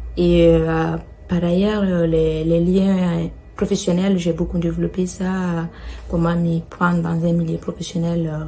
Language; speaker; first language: French; non-native, local second language; Bambara